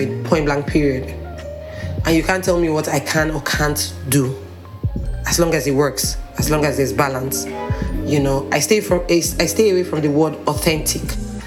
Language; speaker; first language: English; non-native, local second language; Igbo